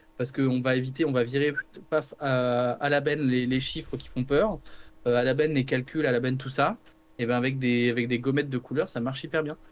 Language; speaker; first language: French; native; French